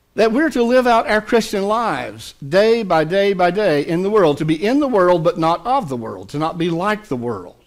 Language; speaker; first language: English; native; English